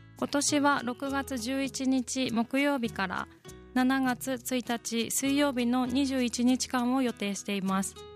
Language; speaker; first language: Japanese; native; Japanese